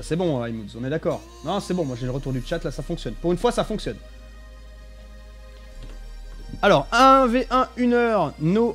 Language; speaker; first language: French; native; French